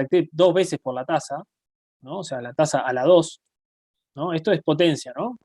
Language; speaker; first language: Spanish; native; Spanish